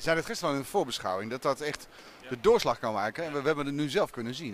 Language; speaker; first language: Dutch; native; Dutch